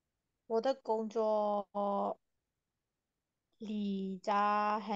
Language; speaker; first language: Chinese; non-native, learner; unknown